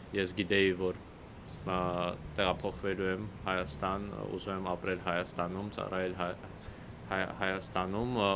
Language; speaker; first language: Armenian; early bilingual, heritage; Russian